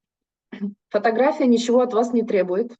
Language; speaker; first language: Russian; native; Russian